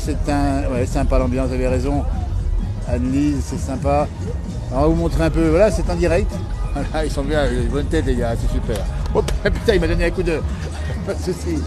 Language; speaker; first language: French; native; French